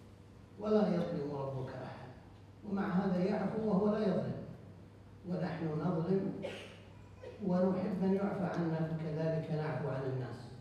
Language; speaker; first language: Arabic; native; Arabic